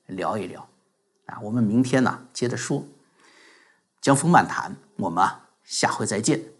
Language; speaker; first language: Chinese; native; Chinese